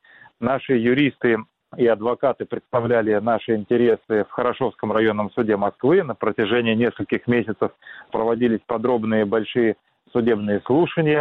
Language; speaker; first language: Russian; native; Russian